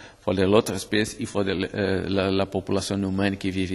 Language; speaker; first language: French; non-native, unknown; Portuguese